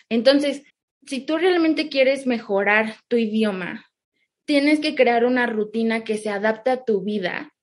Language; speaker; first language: Spanish; early bilingual, heritage; Spanish